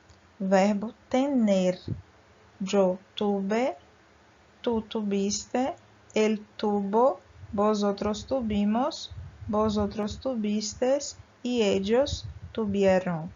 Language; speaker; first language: Spanish; non-native, fluent; Portuguese